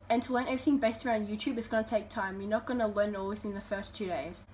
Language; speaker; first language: English; native; English